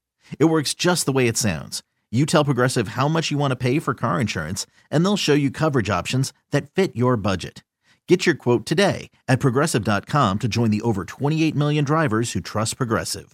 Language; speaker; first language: English; native; English